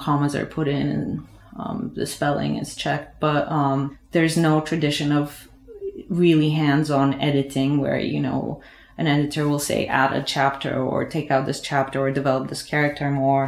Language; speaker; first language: English; non-native, fluent; Bulgarian